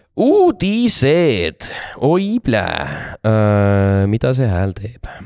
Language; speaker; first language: Estonian; native; Estonian